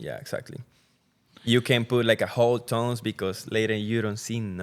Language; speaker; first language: English; non-native, learner; Spanish